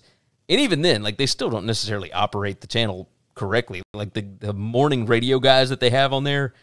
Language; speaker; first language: English; native; English